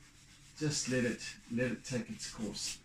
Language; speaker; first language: English; native; English